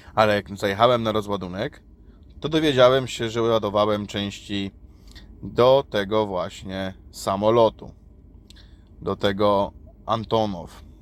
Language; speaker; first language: Polish; native; Polish